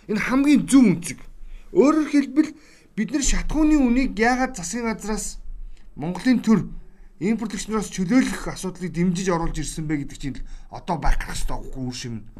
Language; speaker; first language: Mongolian; native; Mongolian